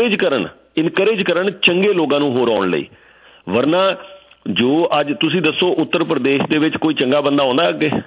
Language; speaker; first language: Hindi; non-native, local second language; Punjabi